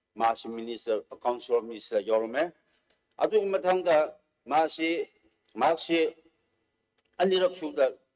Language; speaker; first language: Manipuri; non-native, local second language; Tangkhul Naga (India)